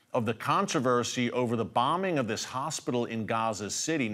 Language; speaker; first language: English; native; English